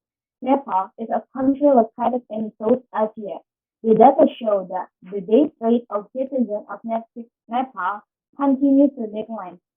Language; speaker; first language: English; non-native, fluent; Indonesian